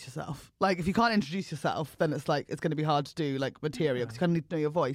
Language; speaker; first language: English; native; English